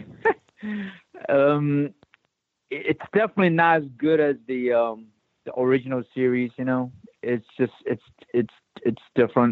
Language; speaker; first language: English; non-native, local second language; Cantonese